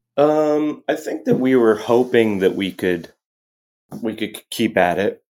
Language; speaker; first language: English; native; English